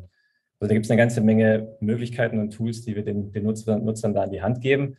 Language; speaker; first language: German; native; German